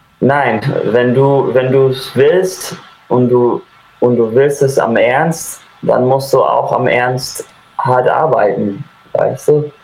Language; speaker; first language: German; early bilingual, heritage; German